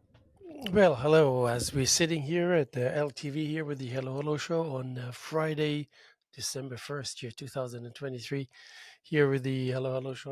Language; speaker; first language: English; non-native, fluent; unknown